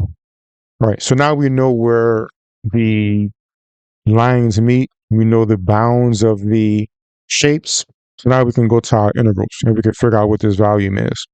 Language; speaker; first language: English; native; English